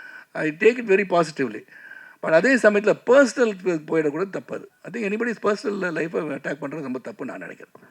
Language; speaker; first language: Tamil; native; Tamil